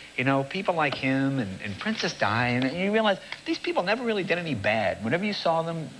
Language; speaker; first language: English; native; English